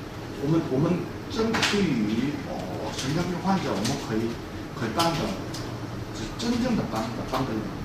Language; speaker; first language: Chinese; non-native, fluent; Korean